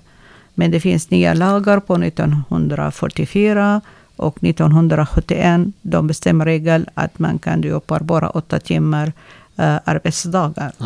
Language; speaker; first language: Swedish; non-native, learner; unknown